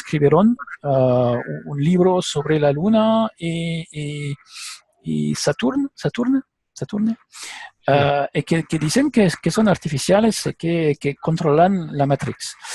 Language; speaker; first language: Spanish; non-native, learner; French